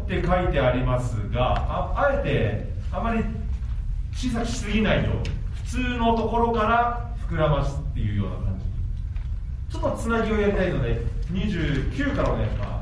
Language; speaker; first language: Japanese; native; Japanese